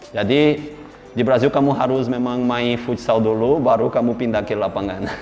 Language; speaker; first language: Indonesian; non-native, fluent; Portuguese